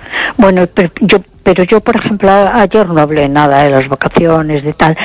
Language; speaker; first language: Spanish; native; Spanish